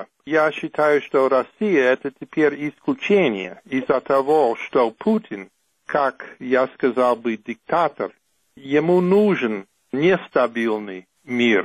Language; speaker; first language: Russian; non-native, fluent; English